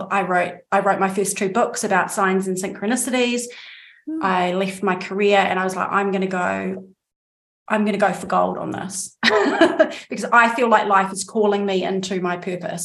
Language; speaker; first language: English; native; English